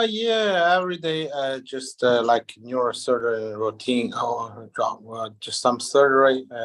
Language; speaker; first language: English; non-native, learner; Chinese